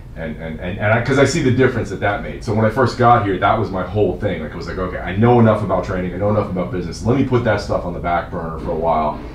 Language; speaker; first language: English; native; English